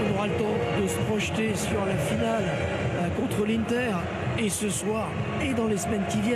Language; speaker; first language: French; native; French